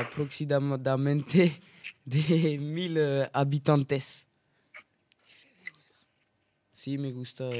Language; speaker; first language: Spanish; non-native, learner; French